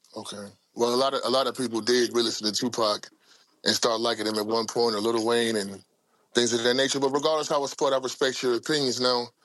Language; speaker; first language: English; native; English